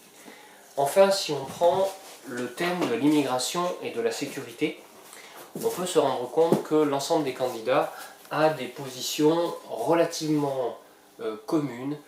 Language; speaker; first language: French; native; French